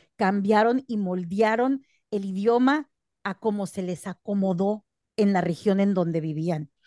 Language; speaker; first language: Spanish; early bilingual, heritage; Spanish